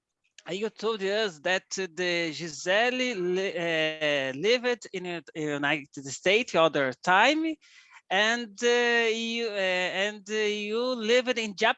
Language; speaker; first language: English; non-native, learner; Portuguese